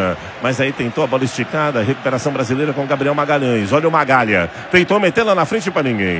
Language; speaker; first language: Portuguese; native; Portuguese